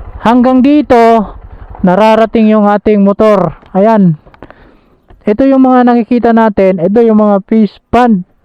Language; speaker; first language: Filipino; non-native, local second language; Waray